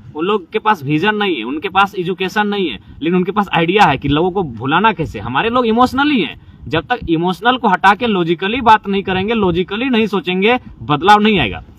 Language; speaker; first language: Hindi; non-native, local second language; Magahi